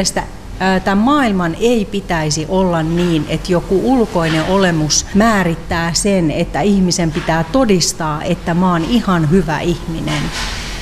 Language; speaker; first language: Finnish; native; Finnish